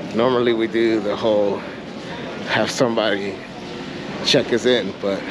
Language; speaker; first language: English; early bilingual, other home language; Spanish